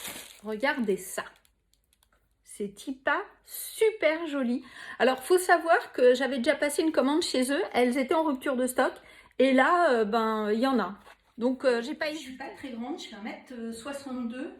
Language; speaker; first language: French; native; French